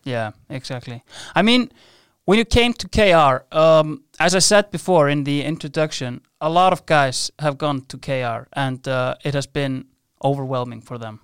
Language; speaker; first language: English; non-native, fluent; Icelandic